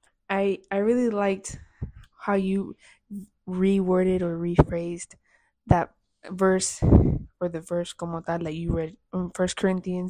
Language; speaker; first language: English; early bilingual, other home language; Spanish